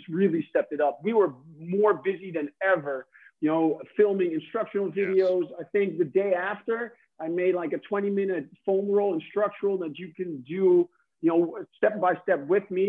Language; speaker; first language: English; non-native, fluent; Dutch